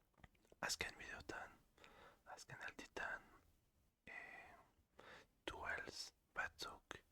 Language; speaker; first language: Basque; non-native, learner; French